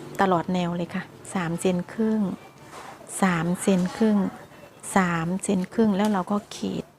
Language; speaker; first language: Thai; native; Thai